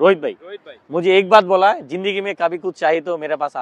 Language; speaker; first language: Hindi; non-native, learner; Bangla